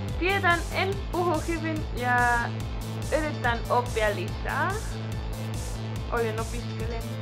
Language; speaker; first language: Finnish; non-native, learner; Spanish